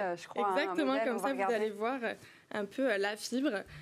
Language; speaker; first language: French; native; French